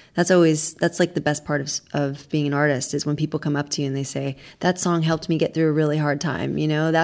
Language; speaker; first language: English; native; English